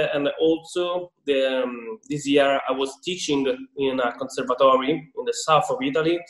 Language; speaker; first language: English; non-native, fluent; Italian